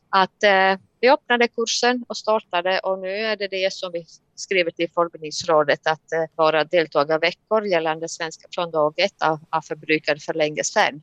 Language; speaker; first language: Swedish; non-native, fluent; Latvian